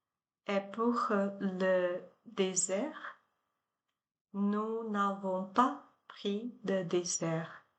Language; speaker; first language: French; non-native, learner; Chinese